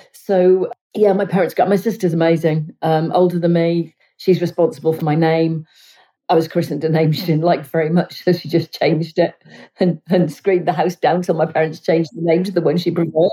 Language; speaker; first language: English; native; English